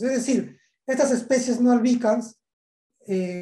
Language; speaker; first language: Spanish; native; Spanish